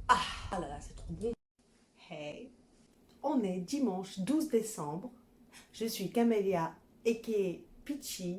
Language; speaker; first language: French; native; French